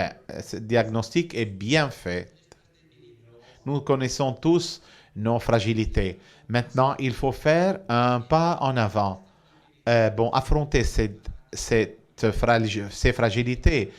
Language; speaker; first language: French; non-native, fluent; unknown